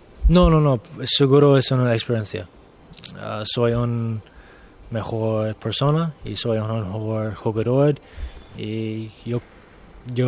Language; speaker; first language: Spanish; non-native, learner; English